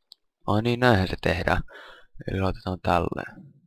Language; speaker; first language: Finnish; native; Finnish